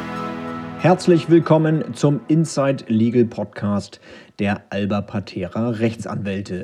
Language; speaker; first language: German; native; German